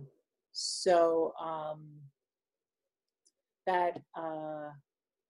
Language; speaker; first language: English; native; English